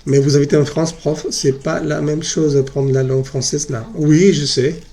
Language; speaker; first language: French; non-native, fluent; Spanish